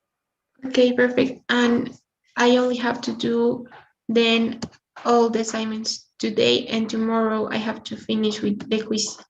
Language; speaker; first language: English; non-native, learner; Spanish